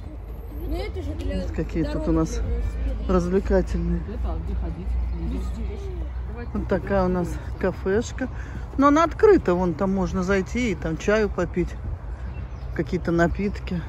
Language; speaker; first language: Russian; native; Russian